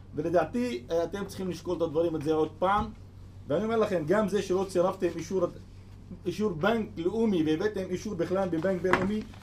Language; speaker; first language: Hebrew; non-native, local second language; Arabic